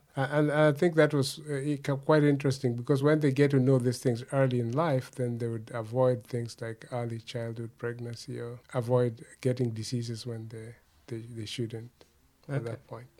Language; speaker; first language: English; non-native, local second language; Luo (Kenya and Tanzania)